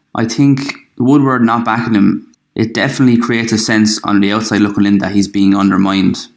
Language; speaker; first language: English; native; English